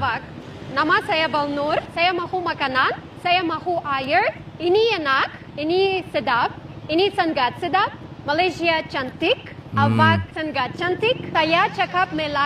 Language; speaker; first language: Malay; non-native, learner; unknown